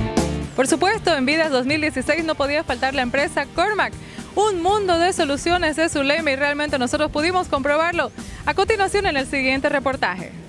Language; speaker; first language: Spanish; native; Spanish